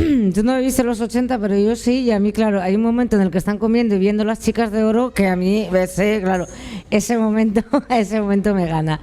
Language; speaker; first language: Spanish; native; Spanish